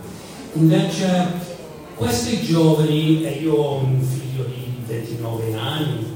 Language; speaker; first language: Italian; non-native, fluent; English